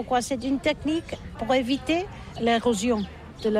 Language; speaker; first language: French; non-native, learner; Catalan